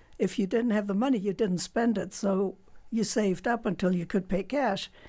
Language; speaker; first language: English; non-native, fluent; German